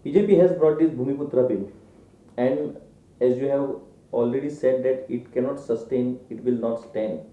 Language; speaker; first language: English; non-native, local second language; Marathi